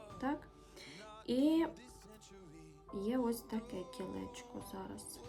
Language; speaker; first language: Ukrainian; native; Ukrainian